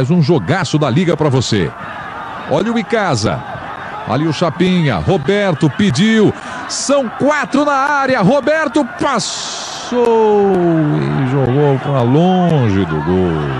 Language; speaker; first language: Portuguese; native; Portuguese